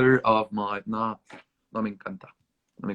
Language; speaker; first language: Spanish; non-native, fluent; French